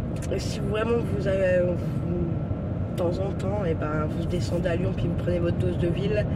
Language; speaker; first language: French; native; French